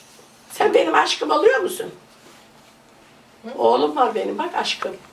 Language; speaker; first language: Turkish; non-native, learner; English